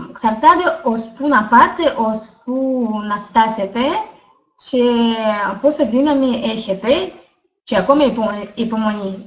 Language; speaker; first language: Greek; non-native, learner; Russian